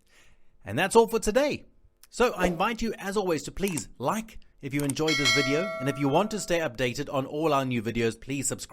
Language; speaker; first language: English; non-native, fluent; Italian